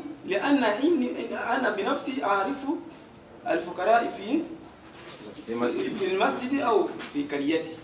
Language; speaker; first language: Arabic; non-native, learner; Ganda